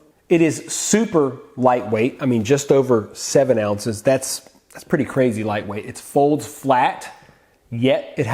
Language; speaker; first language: English; native; English